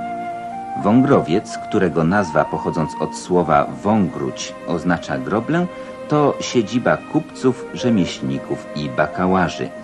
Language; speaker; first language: Polish; native; Polish